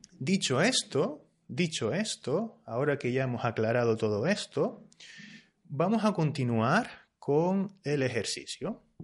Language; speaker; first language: Spanish; native; Spanish